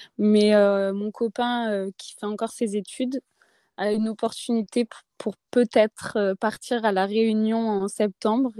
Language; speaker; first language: French; native; French